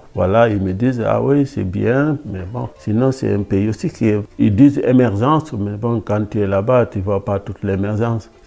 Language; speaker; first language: French; non-native, local second language; Wolof